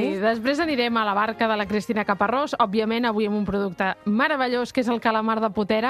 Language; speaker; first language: Catalan; native; Catalan